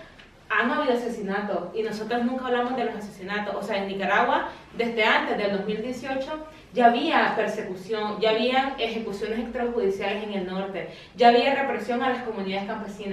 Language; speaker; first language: Spanish; native; Spanish